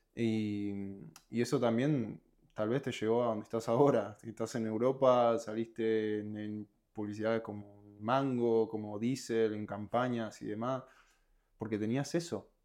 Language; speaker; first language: Spanish; native; Spanish